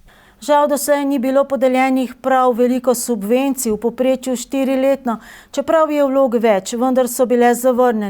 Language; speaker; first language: Slovenian; native; Slovenian